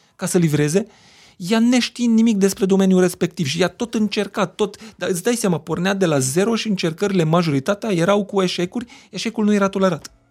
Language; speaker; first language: Romanian; non-native, local second language; Hungarian